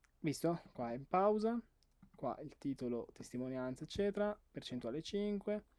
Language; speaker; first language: Italian; native; Italian